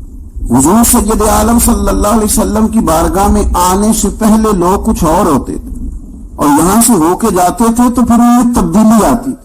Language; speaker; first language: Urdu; non-native, local second language; Punjabi